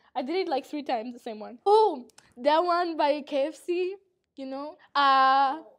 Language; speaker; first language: English; non-native, fluent; Portuguese